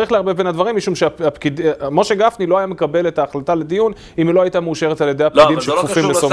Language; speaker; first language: Hebrew; native; Hebrew